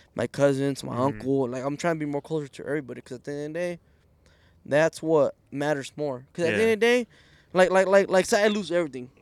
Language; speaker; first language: English; early bilingual, other home language; Spanish